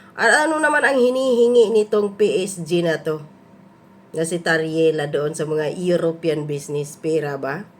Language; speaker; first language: Filipino; non-native, local second language; Cebuano